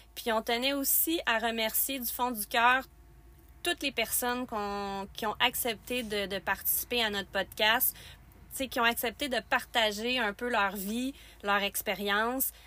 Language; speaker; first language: French; native; French